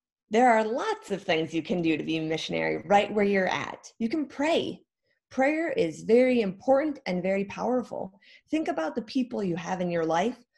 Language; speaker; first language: English; native; English